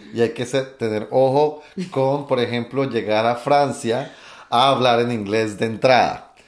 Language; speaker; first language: Spanish; native; Spanish